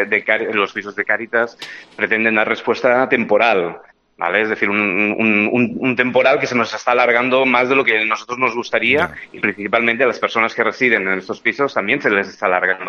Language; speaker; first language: Spanish; native; Spanish